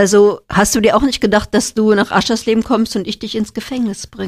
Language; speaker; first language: German; native; German